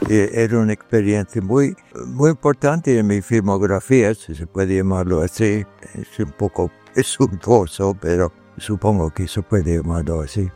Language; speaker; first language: Spanish; non-native, fluent; English